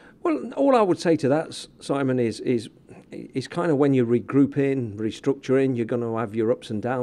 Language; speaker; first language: English; native; English